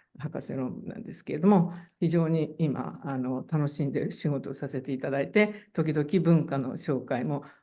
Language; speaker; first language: Japanese; native; Japanese